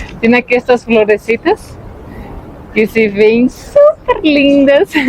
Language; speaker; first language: Spanish; non-native, fluent; Portuguese